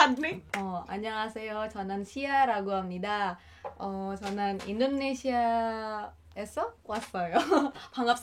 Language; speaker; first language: Korean; non-native, learner; Indonesian